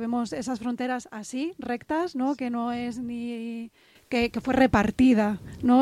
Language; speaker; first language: Spanish; native; Spanish